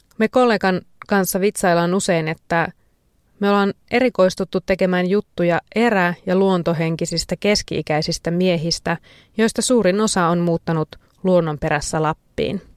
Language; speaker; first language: Finnish; native; Finnish